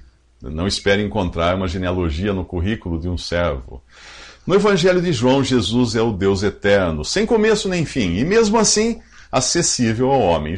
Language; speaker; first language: Portuguese; native; Portuguese